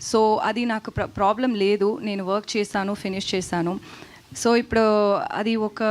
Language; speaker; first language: Telugu; non-native, local second language; Tamil